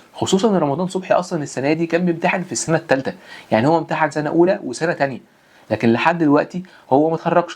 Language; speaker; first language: Arabic; native; Arabic